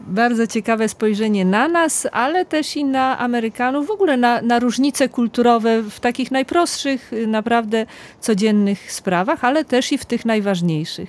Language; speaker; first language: Polish; native; Polish